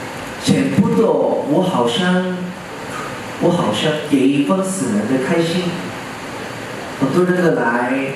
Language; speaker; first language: Chinese; non-native, learner; Korean